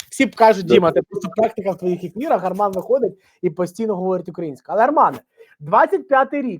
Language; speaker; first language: Ukrainian; native; Ukrainian